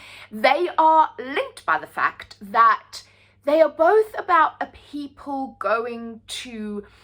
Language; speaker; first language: English; native; English